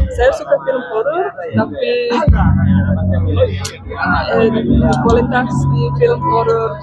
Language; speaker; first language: Indonesian; non-native, learner; English